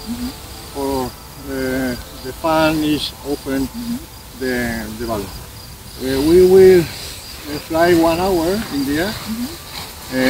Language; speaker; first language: English; non-native, learner; Spanish